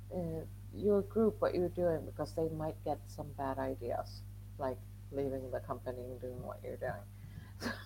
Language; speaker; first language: English; non-native, fluent; Swedish